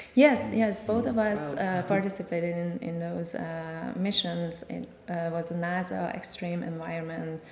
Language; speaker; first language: English; non-native, fluent; Hungarian